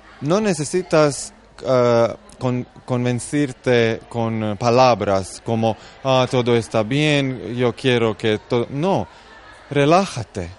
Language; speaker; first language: Spanish; non-native, fluent; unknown